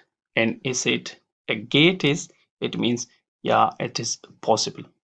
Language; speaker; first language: English; non-native, fluent; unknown